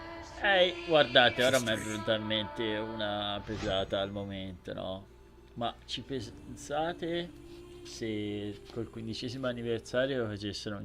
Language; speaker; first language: Italian; native; Italian